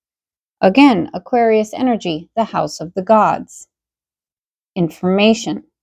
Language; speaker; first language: English; native; English